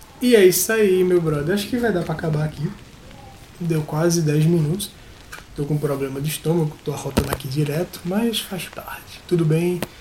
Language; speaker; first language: Portuguese; native; Portuguese